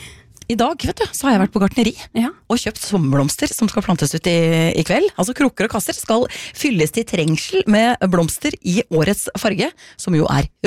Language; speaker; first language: Norwegian; native; Norwegian